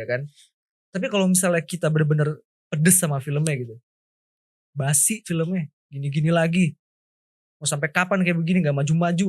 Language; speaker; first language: Indonesian; native; Indonesian